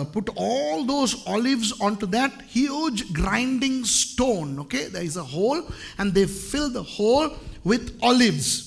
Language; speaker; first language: English; non-native, local second language; Tamil